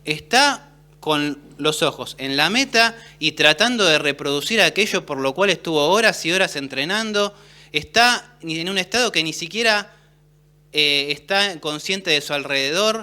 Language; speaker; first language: Spanish; native; Spanish